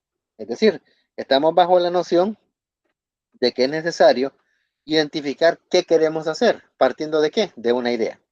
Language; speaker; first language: Spanish; native; Spanish